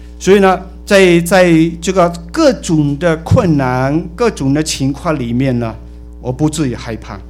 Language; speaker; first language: Chinese; native; Chinese